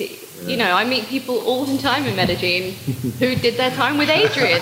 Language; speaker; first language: English; native; English